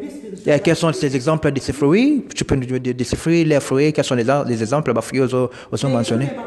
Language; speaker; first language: French; non-native, local second language; Lingala